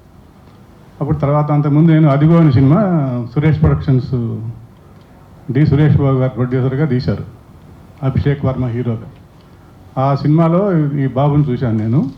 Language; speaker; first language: Telugu; native; Telugu